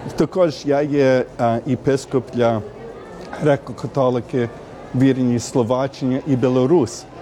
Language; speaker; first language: Ukrainian; early bilingual, heritage; Ukrainian